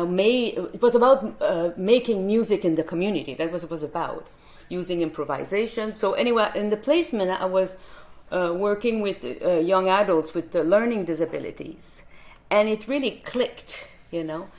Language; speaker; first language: English; non-native, fluent; French